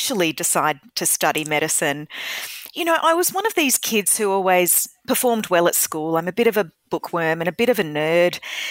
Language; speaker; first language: English; native; English